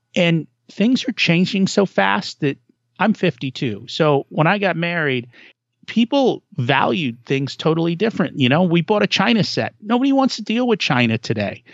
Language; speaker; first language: English; native; English